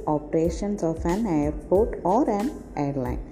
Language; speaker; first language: English; non-native, local second language; Malayalam